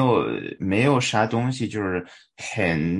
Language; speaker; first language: Chinese; early bilingual, heritage; English